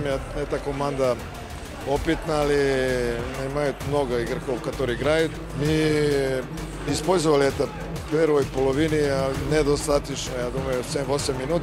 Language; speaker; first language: Russian; non-native, learner; Serbian